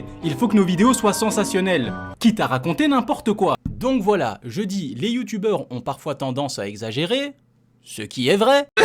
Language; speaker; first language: French; native; French